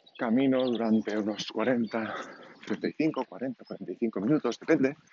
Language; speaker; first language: Spanish; non-native, local second language; Catalan